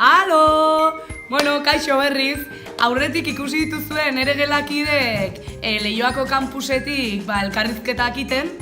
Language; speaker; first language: Basque; native; Basque